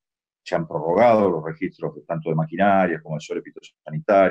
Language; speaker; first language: Spanish; native; Spanish